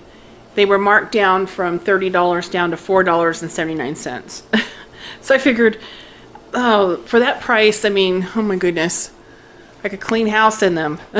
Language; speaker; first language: English; native; English